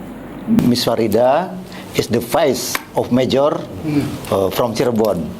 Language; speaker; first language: English; non-native, learner; Indonesian